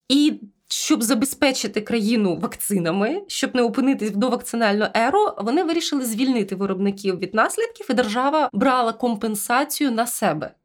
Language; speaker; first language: Ukrainian; native; Ukrainian